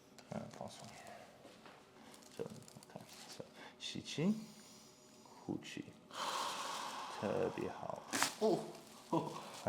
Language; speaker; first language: Chinese; non-native, fluent; English